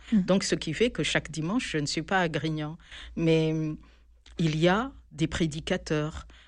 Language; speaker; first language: French; non-native, local second language; Malagasy